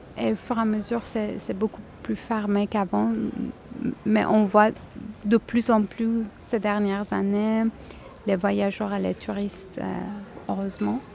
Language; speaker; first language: French; non-native, fluent; Persian